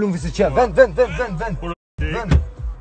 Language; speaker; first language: Danish; early bilingual, other home language; Arabic